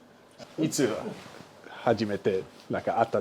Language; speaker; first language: Japanese; non-native, learner; English